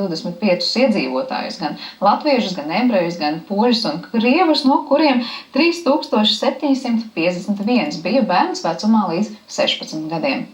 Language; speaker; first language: Latvian; native; Latvian